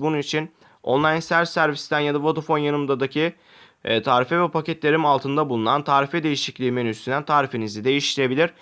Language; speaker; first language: Turkish; native; Turkish